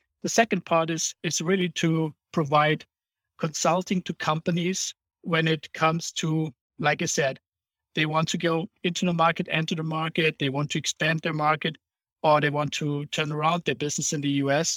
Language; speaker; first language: English; non-native, fluent; German